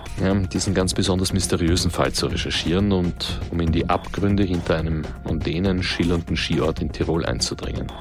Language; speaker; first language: German; native; German